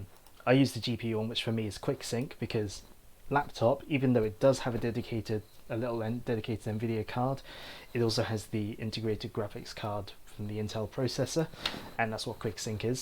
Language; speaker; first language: English; native; English